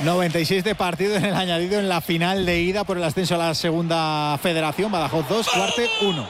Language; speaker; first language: Spanish; native; Spanish